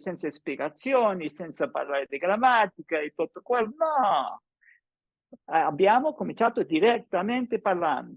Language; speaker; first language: Italian; non-native, fluent; English